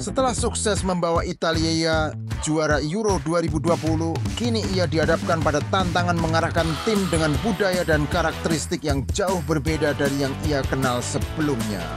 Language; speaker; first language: Indonesian; native; Indonesian